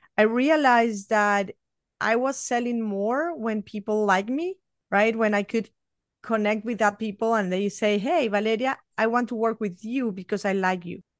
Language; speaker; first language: English; non-native, fluent; Spanish